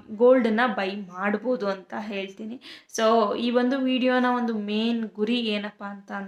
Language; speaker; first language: Kannada; native; Kannada